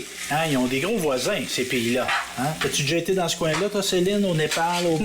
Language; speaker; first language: French; native; French